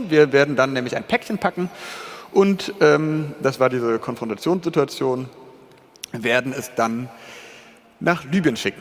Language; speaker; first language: German; native; German